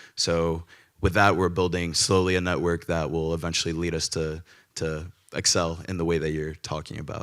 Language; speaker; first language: English; early bilingual, other home language; Greek